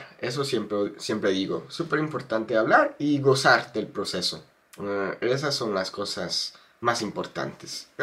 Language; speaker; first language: Spanish; non-native, fluent; English